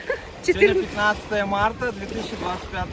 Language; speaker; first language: Russian; native; Russian